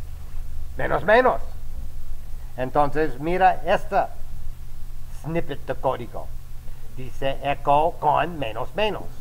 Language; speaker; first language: Spanish; non-native, fluent; English